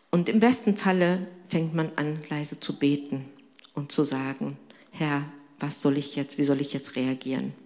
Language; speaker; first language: German; non-native, fluent; Turkish